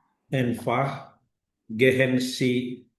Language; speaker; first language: German; non-native, learner; Indonesian